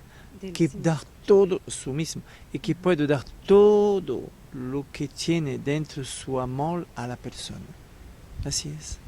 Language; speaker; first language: Spanish; non-native, learner; French